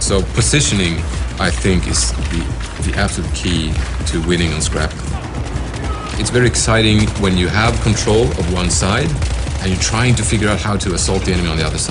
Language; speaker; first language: English; non-native, fluent; Swedish